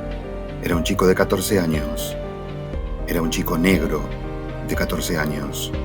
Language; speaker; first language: Spanish; native; Spanish